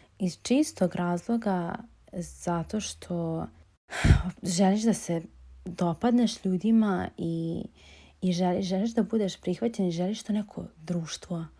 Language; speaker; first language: Bosnian; native; Bosnian